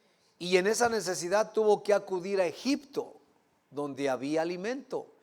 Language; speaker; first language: Spanish; native; Spanish